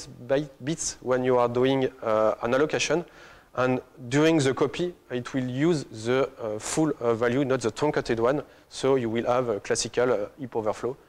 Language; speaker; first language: English; non-native, fluent; French